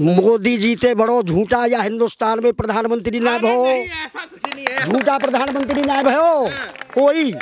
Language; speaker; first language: Hindi; native; Hindi